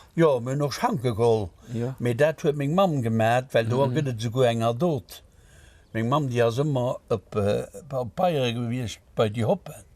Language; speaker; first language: Luxembourgish; native; Luxembourgish